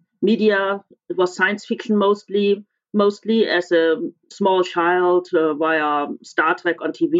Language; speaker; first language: English; non-native, fluent; German